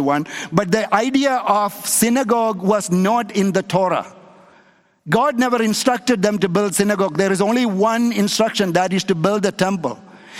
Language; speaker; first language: English; non-native, local second language; Malayalam